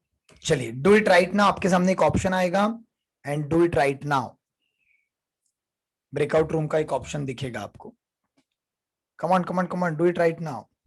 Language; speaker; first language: Hindi; native; Hindi